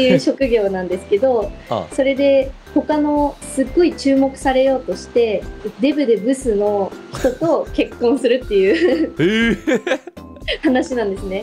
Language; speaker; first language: Japanese; native; Japanese